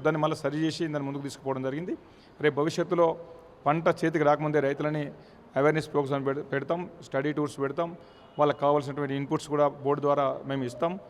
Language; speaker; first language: Telugu; native; Telugu